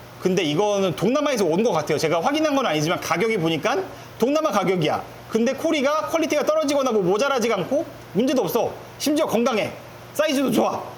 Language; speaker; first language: Korean; native; Korean